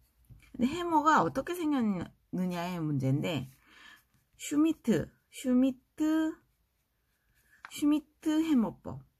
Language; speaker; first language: Korean; native; Korean